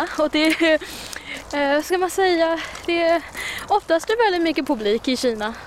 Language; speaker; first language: Swedish; non-native, fluent; Chinese